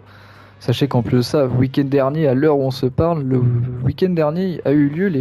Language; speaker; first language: French; native; French